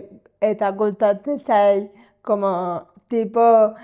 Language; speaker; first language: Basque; non-native, local second language; Spanish